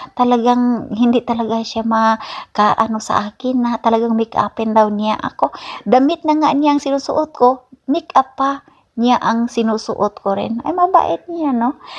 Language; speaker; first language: Filipino; non-native, local second language; Cebuano